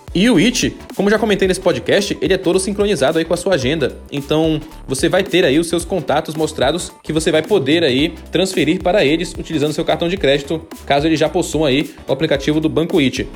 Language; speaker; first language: Portuguese; native; Portuguese